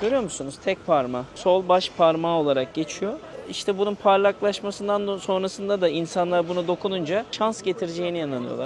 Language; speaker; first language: Turkish; native; Turkish